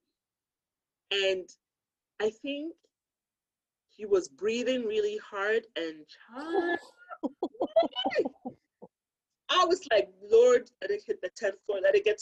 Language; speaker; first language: English; non-native, local second language; Akan